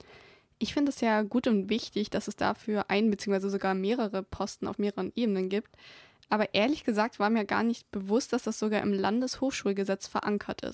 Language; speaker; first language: German; native; German